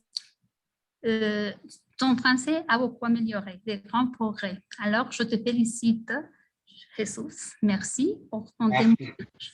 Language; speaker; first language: French; non-native, fluent; Spanish